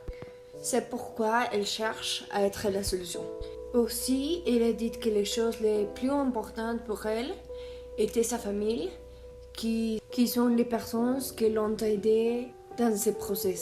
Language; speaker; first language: French; non-native, learner; Spanish